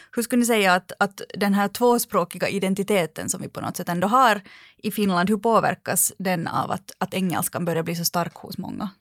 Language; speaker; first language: Swedish; native; Swedish